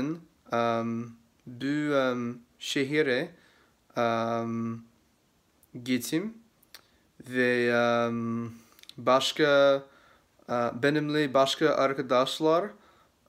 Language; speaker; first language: Turkish; non-native, learner; English